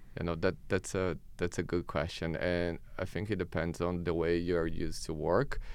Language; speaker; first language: English; non-native, fluent; Portuguese